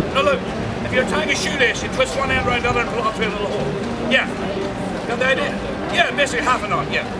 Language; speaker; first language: English; native; English